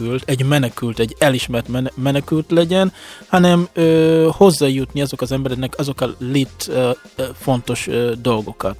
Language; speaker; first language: Hungarian; non-native, fluent; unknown